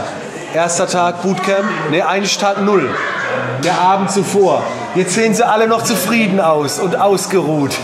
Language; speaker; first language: German; native; German